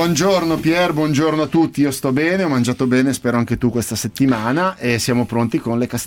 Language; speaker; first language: Italian; native; Italian